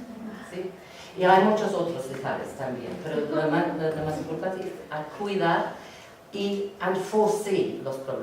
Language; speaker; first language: Spanish; non-native, learner; English